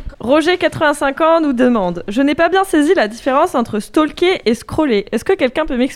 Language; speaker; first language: French; native; French